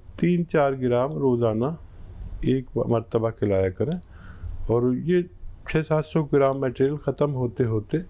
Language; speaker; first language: Hindi; native; Hindi